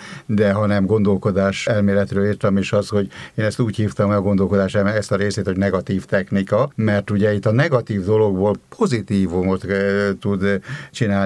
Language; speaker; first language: Hungarian; native; Hungarian